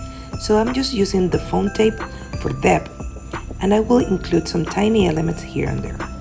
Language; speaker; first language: English; non-native, fluent; Spanish